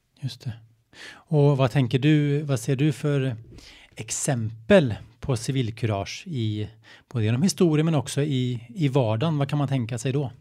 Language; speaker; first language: Swedish; native; Swedish